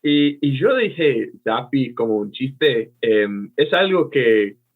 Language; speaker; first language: Spanish; non-native, fluent; English